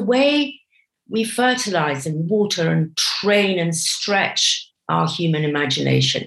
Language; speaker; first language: English; native; English